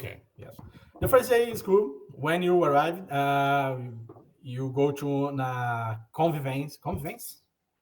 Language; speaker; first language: English; non-native, learner; Portuguese